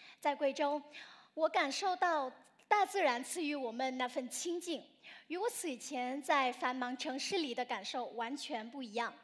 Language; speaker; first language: Chinese; non-native, fluent; Vietnamese